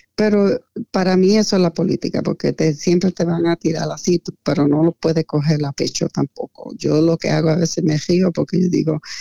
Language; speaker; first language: Spanish; early bilingual, heritage; Spanish